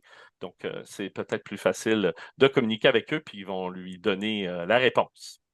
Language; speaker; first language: French; native; French